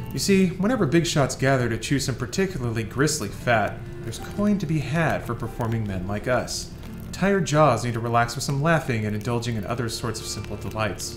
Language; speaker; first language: English; native; English